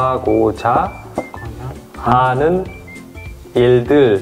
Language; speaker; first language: Korean; native; Korean